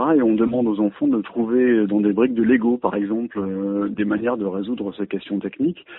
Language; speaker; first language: French; native; French